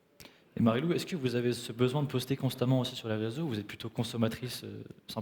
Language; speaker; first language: French; native; French